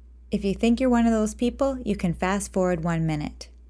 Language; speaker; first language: English; native; English